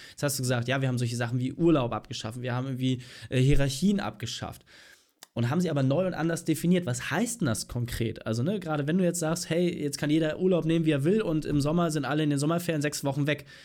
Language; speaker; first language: German; native; German